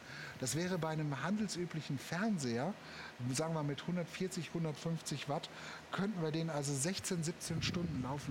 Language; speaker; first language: German; native; German